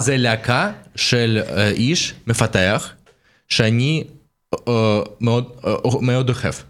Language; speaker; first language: Hebrew; non-native, learner; Russian